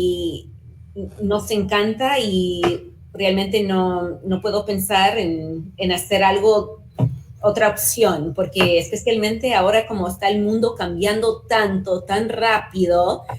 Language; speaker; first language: Spanish; early bilingual, heritage; Spanish